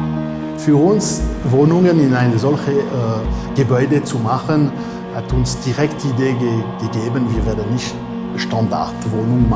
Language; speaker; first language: German; non-native, fluent; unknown